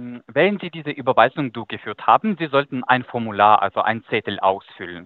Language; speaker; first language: German; non-native, fluent; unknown